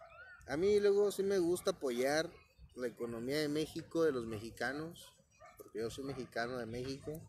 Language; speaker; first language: Spanish; native; Spanish